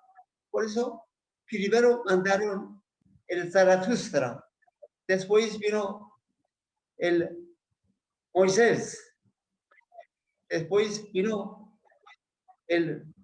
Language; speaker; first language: Spanish; non-native, fluent; Persian